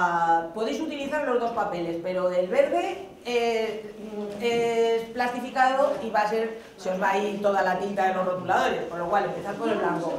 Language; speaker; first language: Spanish; native; Spanish